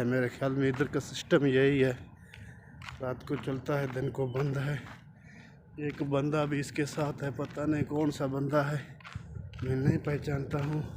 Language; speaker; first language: Hindi; non-native, local second language; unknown